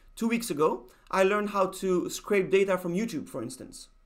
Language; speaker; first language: English; non-native, fluent; Spanish